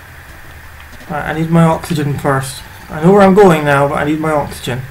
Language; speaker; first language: English; native; English